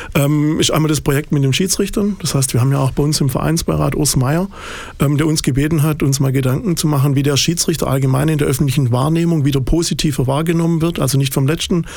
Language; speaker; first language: German; native; German